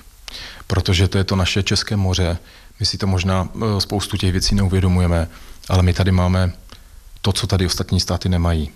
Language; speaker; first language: Czech; native; Czech